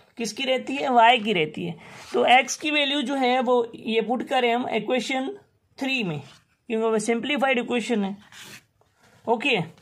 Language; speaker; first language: Urdu; non-native, local second language; Sindhi